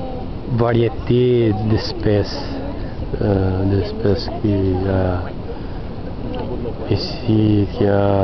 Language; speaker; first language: French; non-native, learner; Portuguese